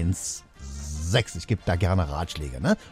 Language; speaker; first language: German; native; German